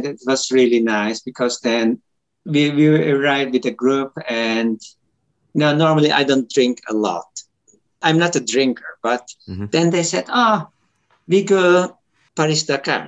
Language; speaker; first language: English; non-native, fluent; Turkish